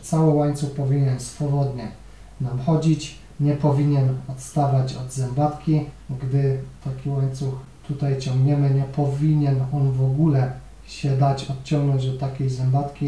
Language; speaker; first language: Polish; native; Polish